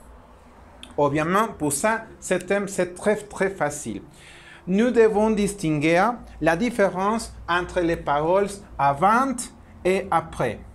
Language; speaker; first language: French; non-native, learner; Spanish